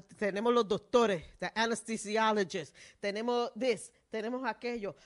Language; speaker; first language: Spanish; early bilingual, heritage; Spanish